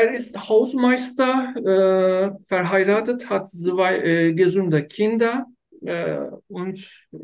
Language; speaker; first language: German; non-native, learner; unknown